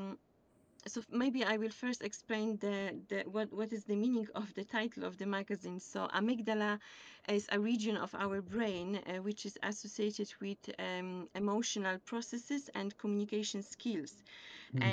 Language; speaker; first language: English; non-native, fluent; Polish